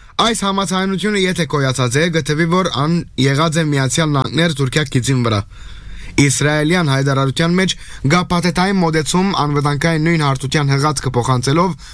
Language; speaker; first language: Armenian; native; Armenian